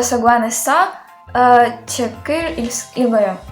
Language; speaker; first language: Korean; non-native, learner; Ukrainian